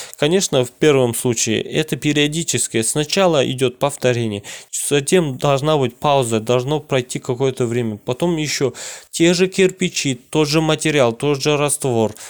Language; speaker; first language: Russian; non-native, local second language; Kazakh